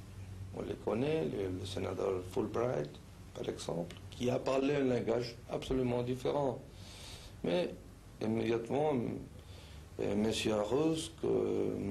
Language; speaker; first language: French; non-native, fluent; Spanish